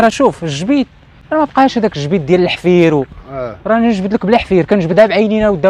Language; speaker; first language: Arabic; native; Arabic